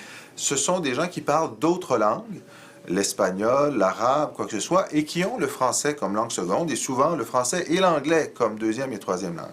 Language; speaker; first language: French; native; French